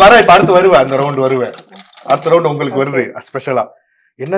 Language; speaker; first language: Tamil; native; Tamil